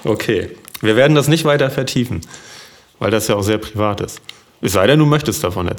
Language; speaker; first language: German; native; German